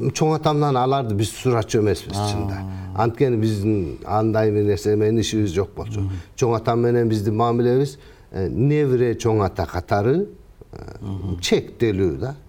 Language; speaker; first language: Kyrgyz; early bilingual, heritage; Kyrgyz